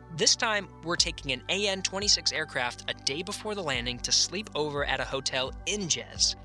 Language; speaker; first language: English; native; English